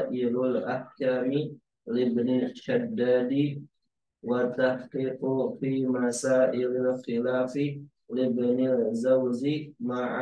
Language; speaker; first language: Arabic; non-native, fluent; Indonesian